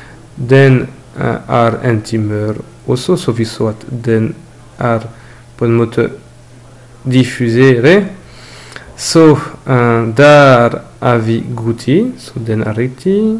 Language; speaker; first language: Norwegian; non-native, learner; French